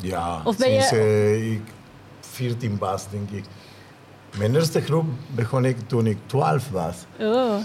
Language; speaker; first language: Dutch; non-native, learner; Spanish